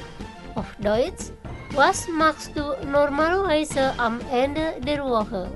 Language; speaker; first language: German; non-native, fluent; Indonesian